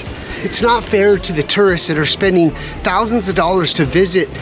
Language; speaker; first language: English; native; English